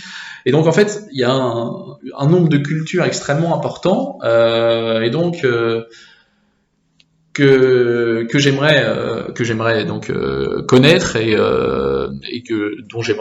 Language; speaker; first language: French; native; French